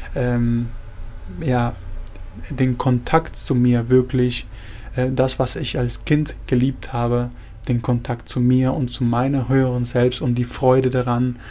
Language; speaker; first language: German; early bilingual, other home language; Spanish